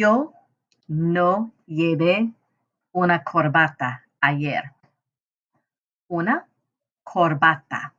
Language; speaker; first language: Spanish; non-native, fluent; English